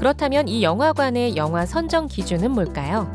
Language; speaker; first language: Korean; native; Korean